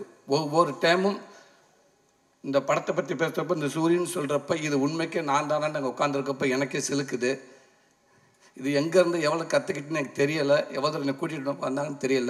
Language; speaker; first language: Tamil; native; Tamil